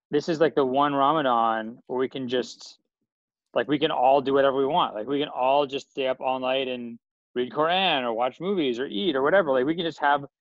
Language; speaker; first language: English; native; English